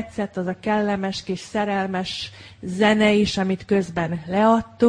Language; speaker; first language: Hungarian; native; Hungarian